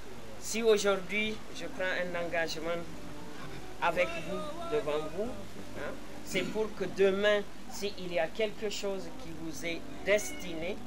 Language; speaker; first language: French; non-native, local second language; Hausa